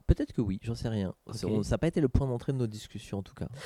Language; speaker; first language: French; native; French